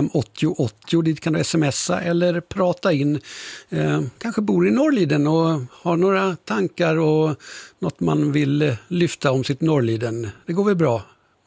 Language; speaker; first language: Swedish; native; Swedish